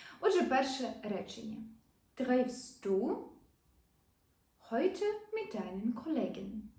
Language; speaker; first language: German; non-native, fluent; Ukrainian